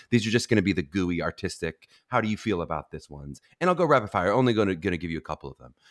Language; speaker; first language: English; native; English